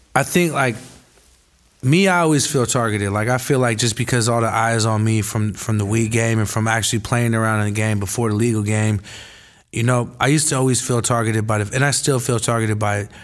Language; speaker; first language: English; native; English